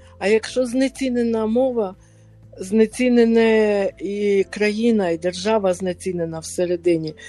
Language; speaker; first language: Ukrainian; native; Ukrainian